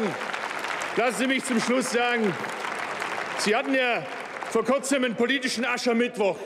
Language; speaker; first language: German; native; German